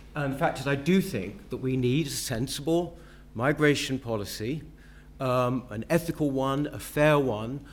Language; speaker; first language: English; native; English